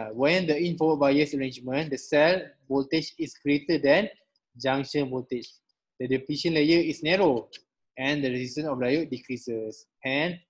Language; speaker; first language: English; non-native, local second language; Malay